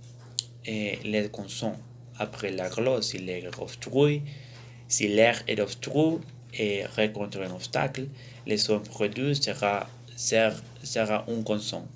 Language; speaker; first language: French; non-native, learner; Spanish